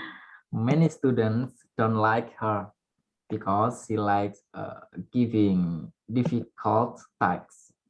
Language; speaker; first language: English; non-native, learner; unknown